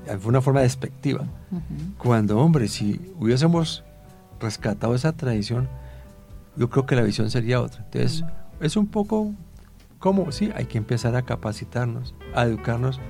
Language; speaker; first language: Spanish; native; Spanish